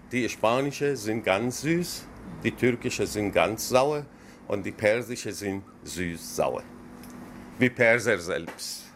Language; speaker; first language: German; non-native, learner; Persian